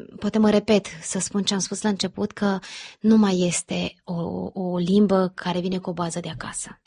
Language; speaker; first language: Romanian; early bilingual, heritage; Romanian